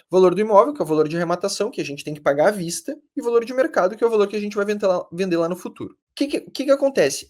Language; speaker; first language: Portuguese; native; Portuguese